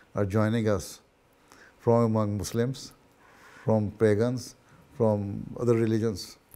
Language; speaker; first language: English; non-native, local second language; Urdu